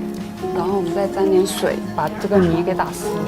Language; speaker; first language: Chinese; native; Chinese